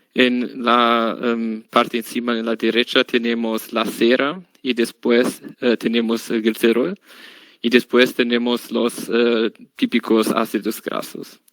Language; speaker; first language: Spanish; non-native, learner; German